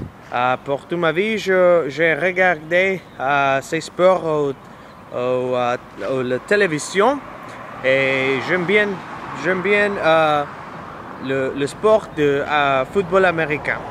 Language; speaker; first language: French; non-native, learner; English